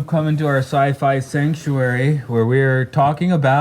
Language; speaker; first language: English; native; English